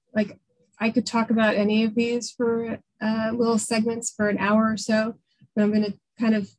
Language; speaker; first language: English; native; English